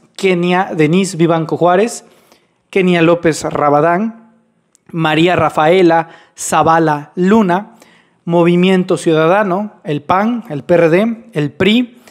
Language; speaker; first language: Spanish; native; Spanish